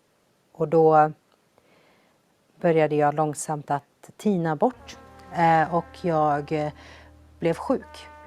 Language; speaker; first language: Swedish; early bilingual, other home language; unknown